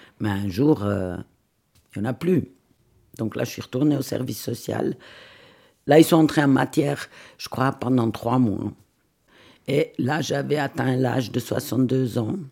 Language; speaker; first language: French; non-native, fluent; Swiss German